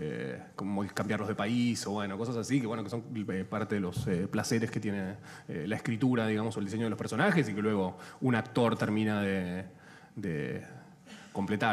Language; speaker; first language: Spanish; native; Spanish